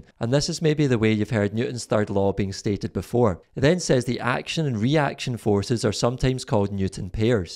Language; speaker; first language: English; native; English